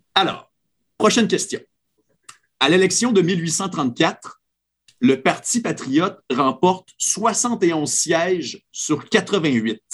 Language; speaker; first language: French; native; French